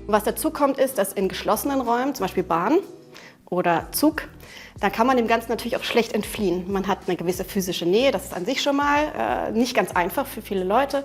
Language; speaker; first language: German; native; German